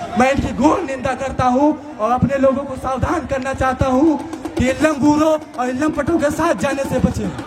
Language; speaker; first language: Hindi; native; Hindi